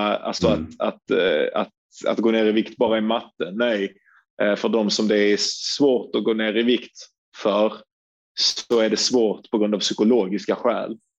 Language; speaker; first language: Swedish; early bilingual, other home language; Turkish